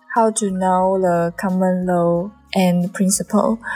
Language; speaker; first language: English; non-native, learner; Chinese